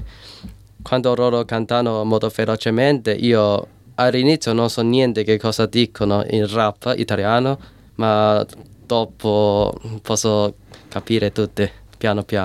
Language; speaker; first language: Italian; non-native, learner; Cantonese